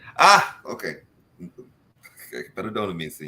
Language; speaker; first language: Spanish; non-native, learner; English